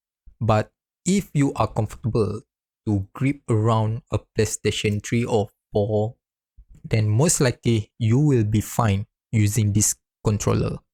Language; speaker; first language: English; non-native, fluent; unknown